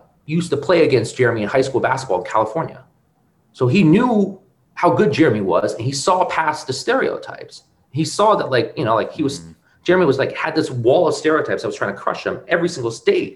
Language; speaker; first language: English; native; English